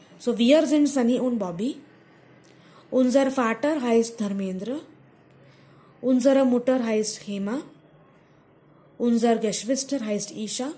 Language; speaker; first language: German; non-native, fluent; Marathi